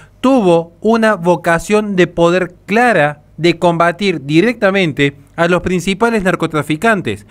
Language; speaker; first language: Spanish; native; Spanish